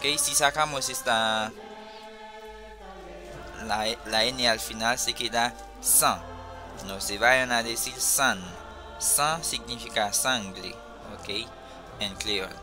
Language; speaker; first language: Spanish; non-native, fluent; Haitian Creole